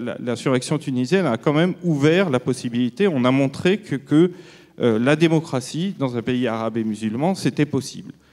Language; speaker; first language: French; native; French